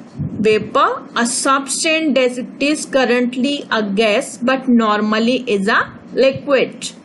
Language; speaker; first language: English; non-native, local second language; Hindi